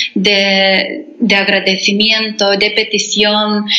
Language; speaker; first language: Spanish; non-native, fluent; Lithuanian